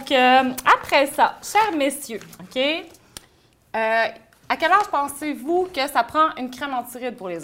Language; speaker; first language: French; native; French